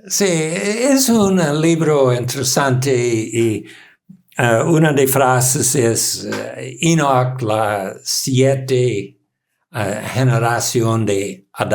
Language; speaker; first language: Spanish; non-native, learner; English